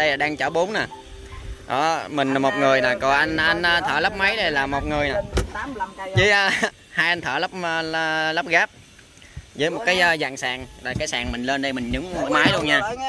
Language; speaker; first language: Vietnamese; native; Vietnamese